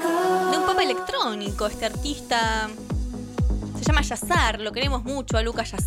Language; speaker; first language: Spanish; native; Spanish